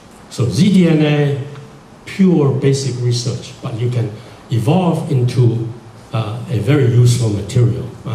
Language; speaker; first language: English; non-native, fluent; Chinese